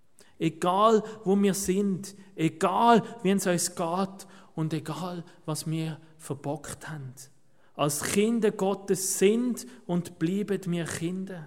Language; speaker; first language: German; native; German